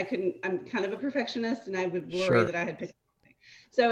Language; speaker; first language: English; native; English